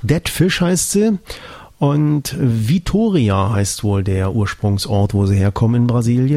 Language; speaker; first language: German; native; German